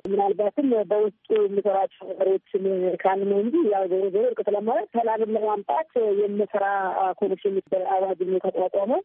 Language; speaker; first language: Amharic; non-native, local second language; Oromo